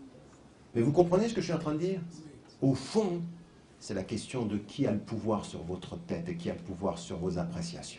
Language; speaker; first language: French; native; French